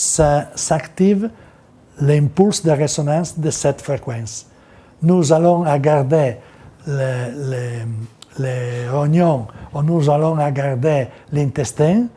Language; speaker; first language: French; non-native, learner; Italian